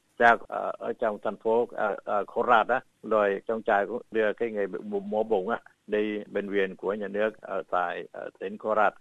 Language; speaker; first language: Vietnamese; early bilingual, heritage; Vietnamese